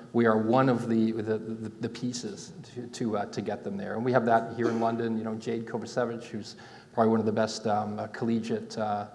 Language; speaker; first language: English; native; English